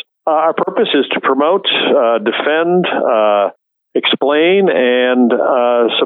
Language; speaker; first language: English; native; English